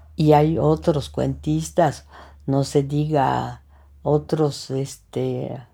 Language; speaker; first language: Spanish; early bilingual, other home language; French